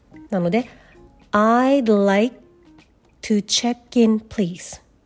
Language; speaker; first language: English; non-native, fluent; Japanese